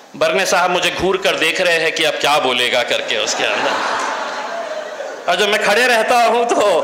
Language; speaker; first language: Hindi; non-native, local second language; Marathi